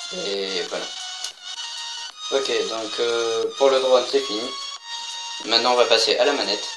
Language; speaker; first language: French; native; French